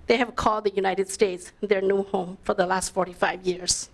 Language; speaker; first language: English; early bilingual, other home language; Lao